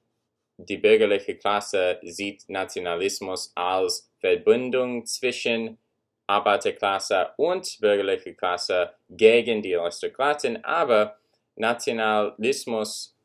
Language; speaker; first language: German; non-native, learner; English